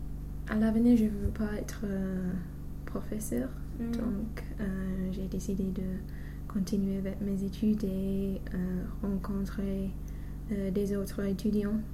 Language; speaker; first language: French; non-native, learner; English